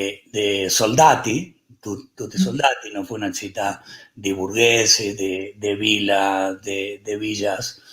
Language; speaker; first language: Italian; non-native, learner; Spanish